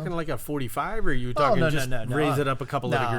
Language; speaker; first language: English; native; English